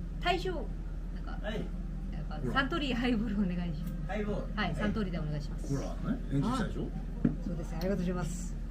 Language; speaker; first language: Japanese; non-native, learner; Korean